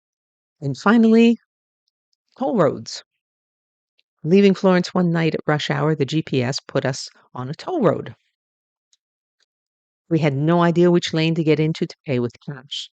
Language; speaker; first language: English; native; English